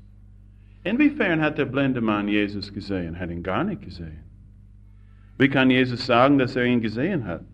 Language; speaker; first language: German; non-native, fluent; English